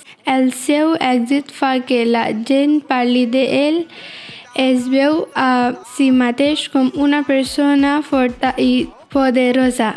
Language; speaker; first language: Catalan; non-native, learner; Punjabi